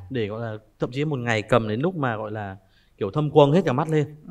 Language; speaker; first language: Vietnamese; native; Vietnamese